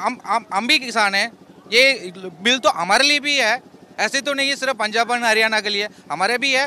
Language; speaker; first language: Hindi; non-native, local second language; Tamil